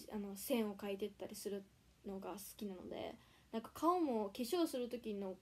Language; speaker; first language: Japanese; native; Japanese